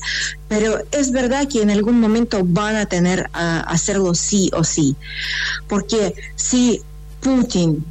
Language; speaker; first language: Spanish; non-native, fluent; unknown